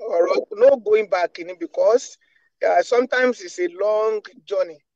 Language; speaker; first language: English; non-native, local second language; Yoruba